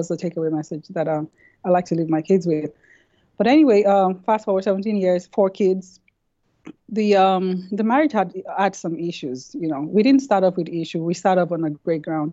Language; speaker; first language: English; non-native, local second language; Yoruba